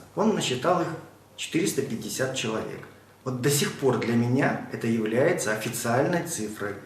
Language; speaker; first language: Russian; native; Russian